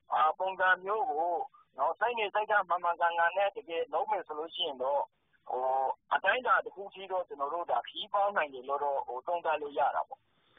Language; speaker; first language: Burmese; native; Burmese